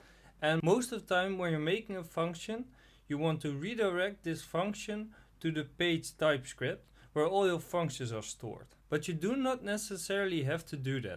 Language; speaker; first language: English; non-native, fluent; Dutch